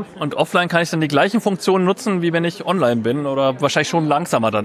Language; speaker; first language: German; native; German